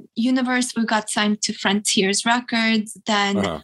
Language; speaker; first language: English; early bilingual, other home language; Russian